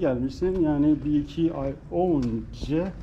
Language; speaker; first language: Turkish; non-native, learner; Persian